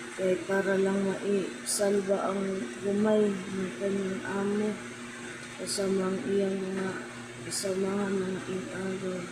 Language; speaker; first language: Filipino; non-native, local second language; Cebuano